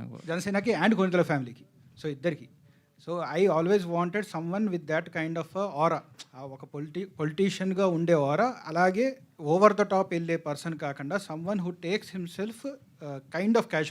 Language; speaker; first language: Telugu; native; Telugu